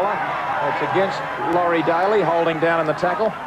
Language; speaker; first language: English; native; English